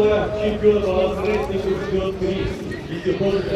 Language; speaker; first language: Russian; native; Russian